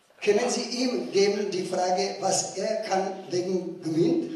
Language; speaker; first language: German; non-native, learner; Czech